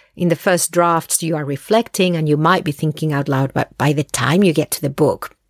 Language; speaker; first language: English; early bilingual, other home language; Spanish